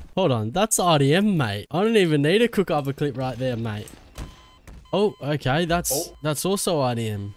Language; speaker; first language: English; native; English